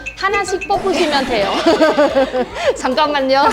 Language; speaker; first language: Korean; non-native, fluent; Thai